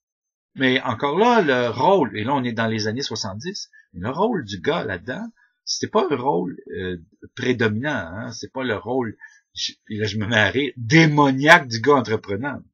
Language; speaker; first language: French; native; French